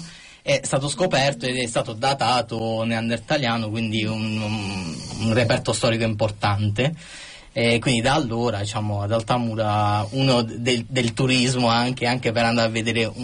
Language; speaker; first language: Italian; native; Italian